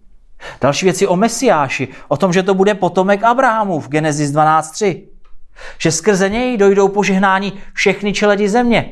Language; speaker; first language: Czech; native; Czech